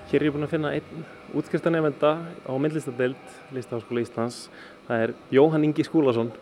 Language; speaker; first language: Icelandic; native; Icelandic